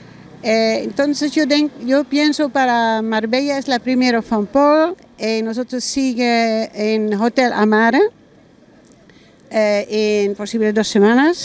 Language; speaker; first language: Spanish; non-native, learner; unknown